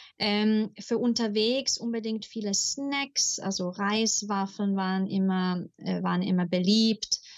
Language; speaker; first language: German; early bilingual, heritage; German